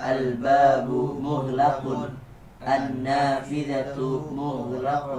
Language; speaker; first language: Arabic; non-native, learner; Indonesian